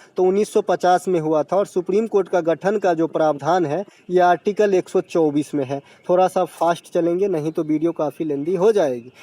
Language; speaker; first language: Hindi; native; Hindi